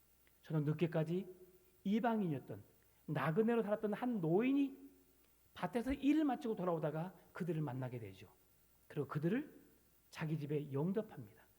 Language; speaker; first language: Korean; native; Korean